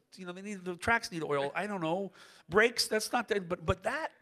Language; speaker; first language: English; native; English